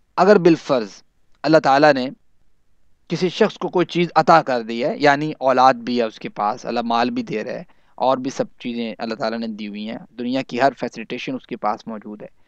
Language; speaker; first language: Urdu; non-native, local second language; Punjabi